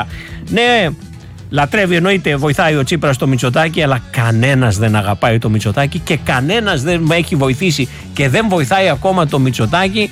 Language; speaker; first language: Greek; native; Greek